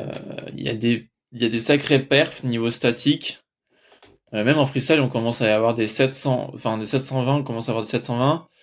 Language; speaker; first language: French; native; French